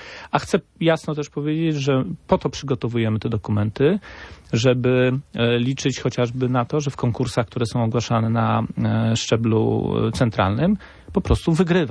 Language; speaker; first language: Polish; native; Polish